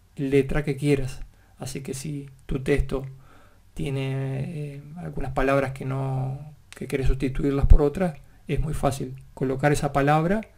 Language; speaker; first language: Spanish; native; Spanish